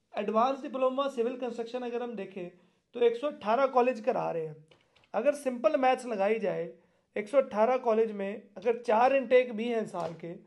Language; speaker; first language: Hindi; non-native, local second language; Punjabi